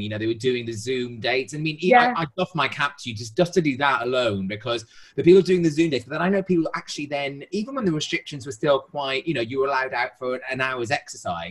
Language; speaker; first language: English; native; English